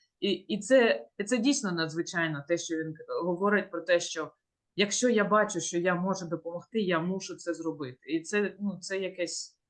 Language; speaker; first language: Ukrainian; native; Ukrainian